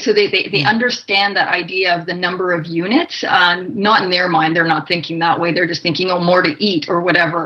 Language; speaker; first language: English; native; English